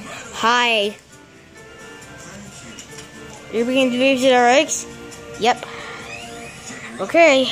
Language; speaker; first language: English; native; English